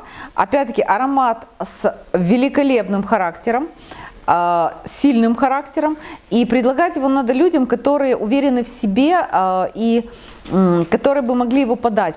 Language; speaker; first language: Russian; native; Russian